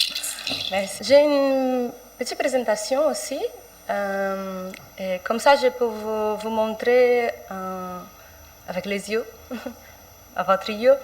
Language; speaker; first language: French; non-native, fluent; Portuguese